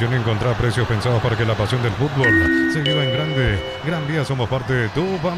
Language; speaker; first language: Spanish; native; Spanish